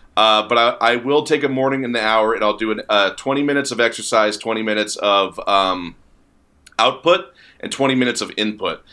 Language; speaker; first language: English; native; English